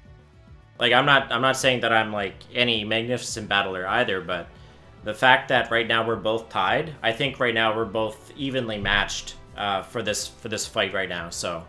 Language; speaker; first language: English; native; English